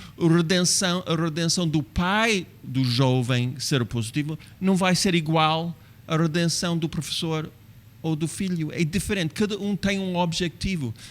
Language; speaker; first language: Portuguese; non-native, fluent; English